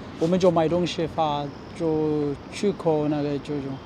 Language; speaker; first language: Chinese; non-native, fluent; Amharic